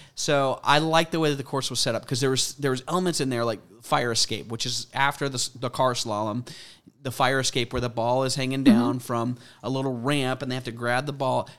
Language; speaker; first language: English; native; English